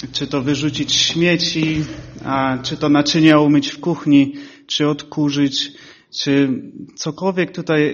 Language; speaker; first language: Polish; early bilingual, heritage; Polish